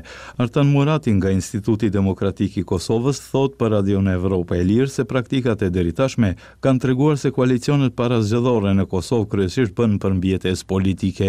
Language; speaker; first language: Albanian; native; Albanian